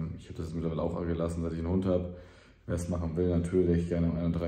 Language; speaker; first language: German; native; German